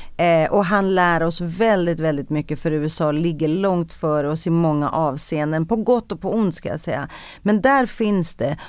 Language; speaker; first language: Swedish; early bilingual, other home language; Greek